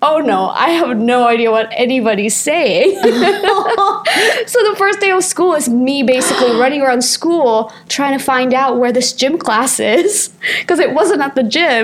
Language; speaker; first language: English; non-native, fluent; Japanese